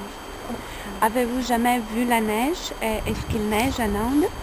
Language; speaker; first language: French; non-native, fluent; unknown